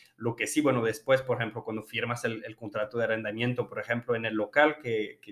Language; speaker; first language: Spanish; non-native, fluent; French